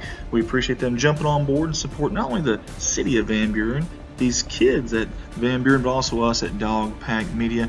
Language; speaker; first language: English; native; English